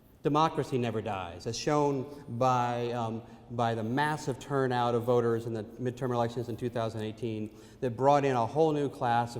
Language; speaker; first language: English; native; English